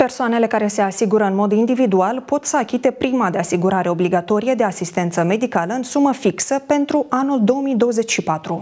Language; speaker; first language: Romanian; native; Romanian